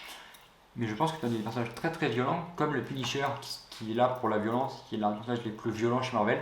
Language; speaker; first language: French; native; French